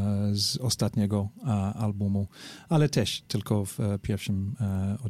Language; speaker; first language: Polish; non-native, learner; English